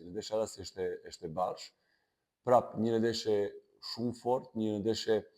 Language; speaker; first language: Albanian; non-native, learner; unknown